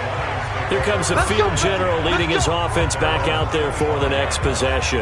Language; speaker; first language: English; native; English